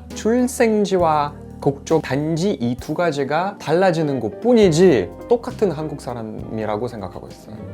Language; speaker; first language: Korean; non-native, fluent; Russian